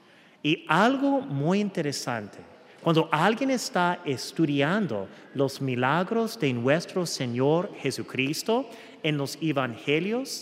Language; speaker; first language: Spanish; non-native, fluent; English